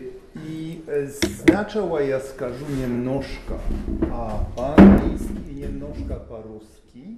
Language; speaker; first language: Russian; non-native, learner; Polish